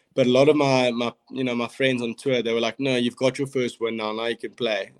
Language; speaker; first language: English; native; English